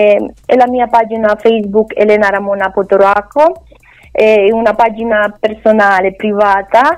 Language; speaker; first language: Italian; non-native, learner; Romanian